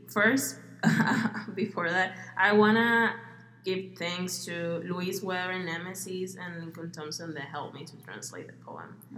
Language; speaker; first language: English; non-native, local second language; Spanish